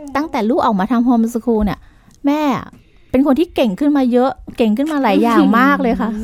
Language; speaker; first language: Thai; native; Thai